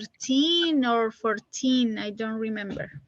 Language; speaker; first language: English; non-native, learner; Spanish